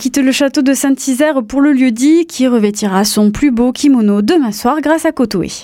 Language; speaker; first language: French; native; French